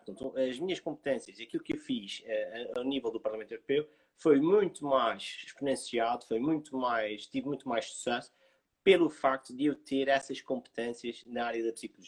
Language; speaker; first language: Portuguese; native; Portuguese